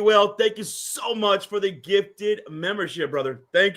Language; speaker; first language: English; native; English